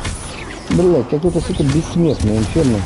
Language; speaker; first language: Russian; native; Russian